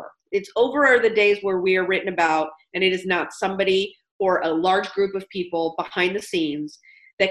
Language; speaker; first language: English; native; English